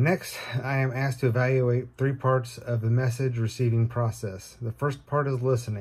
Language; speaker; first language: English; native; English